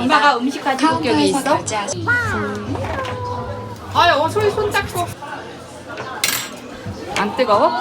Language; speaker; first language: Korean; native; Korean